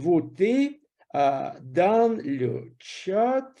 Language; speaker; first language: French; non-native, fluent; Russian